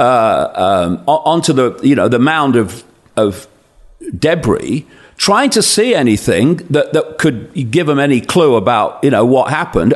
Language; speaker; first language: English; native; English